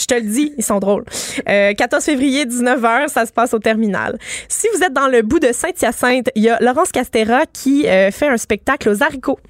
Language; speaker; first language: French; native; French